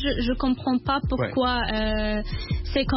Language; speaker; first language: French; non-native, learner; English